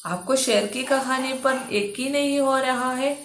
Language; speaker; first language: Hindi; non-native, local second language; Malayalam